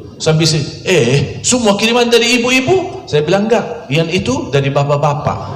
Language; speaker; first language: Indonesian; non-native, fluent; Arabic